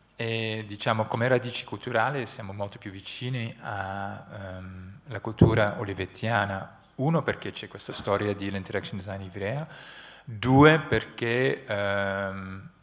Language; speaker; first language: Italian; non-native, fluent; Dutch